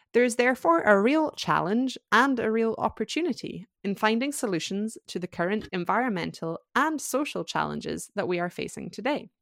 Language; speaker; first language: English; native; English